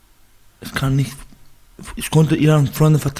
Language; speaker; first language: German; non-native, learner; Baluchi